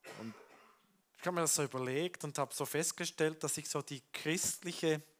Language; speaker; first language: German; native; German